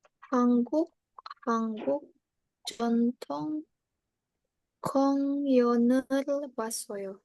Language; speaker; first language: Korean; non-native, learner; Indonesian